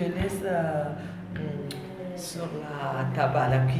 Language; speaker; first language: French; non-native, learner; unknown